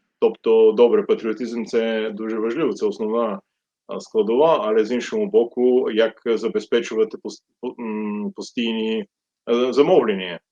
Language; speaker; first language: Ukrainian; non-native, fluent; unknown